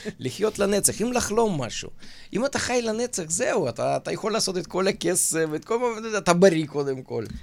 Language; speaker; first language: Hebrew; non-native, fluent; Russian